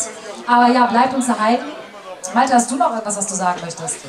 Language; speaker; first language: German; native; German